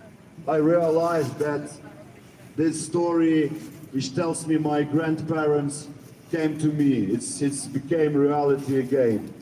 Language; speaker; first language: English; non-native, learner; Ukrainian